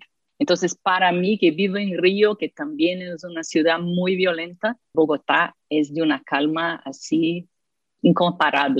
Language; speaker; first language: Spanish; non-native, fluent; Portuguese